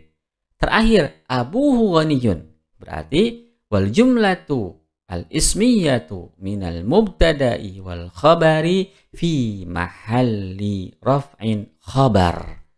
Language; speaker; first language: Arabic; non-native, fluent; Indonesian